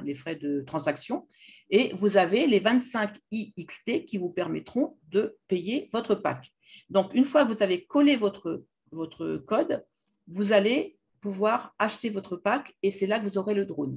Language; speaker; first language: French; native; French